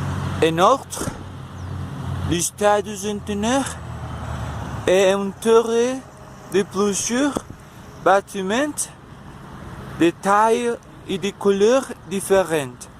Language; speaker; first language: French; non-native, learner; Spanish